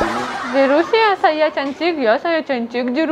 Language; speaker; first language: Indonesian; non-native, learner; Russian